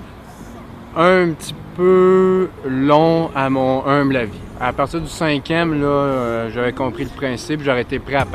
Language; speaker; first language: French; native; French